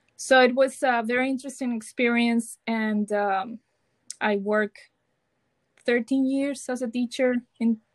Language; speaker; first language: English; non-native, fluent; Spanish